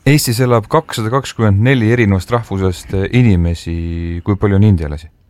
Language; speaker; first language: Estonian; native; Estonian